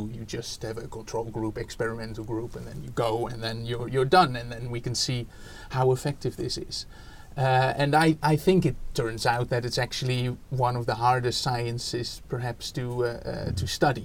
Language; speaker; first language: English; non-native, fluent; Dutch